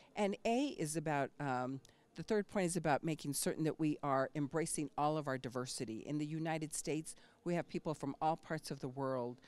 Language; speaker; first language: English; early bilingual, other home language; Spanish